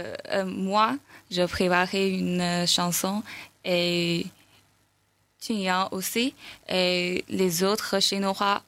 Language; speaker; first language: French; non-native, learner; Chinese